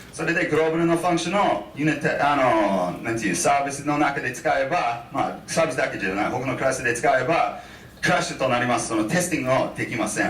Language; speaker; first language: Japanese; non-native, fluent; English